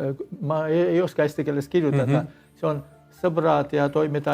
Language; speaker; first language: Estonian; non-native, learner; Armenian